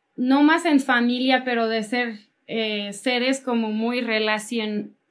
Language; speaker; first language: Spanish; non-native, fluent; English